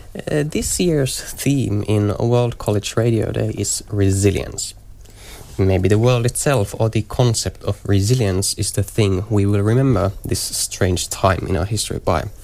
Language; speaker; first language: English; non-native, fluent; Finnish